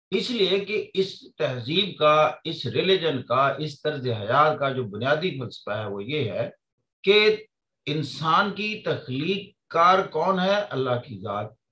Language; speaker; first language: Urdu; non-native, local second language; Punjabi